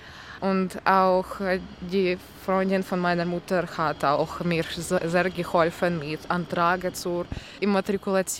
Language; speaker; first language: German; non-native, learner; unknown